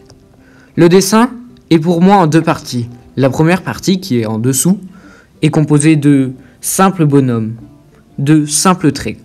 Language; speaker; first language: French; native; French